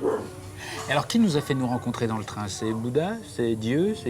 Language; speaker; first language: French; native; French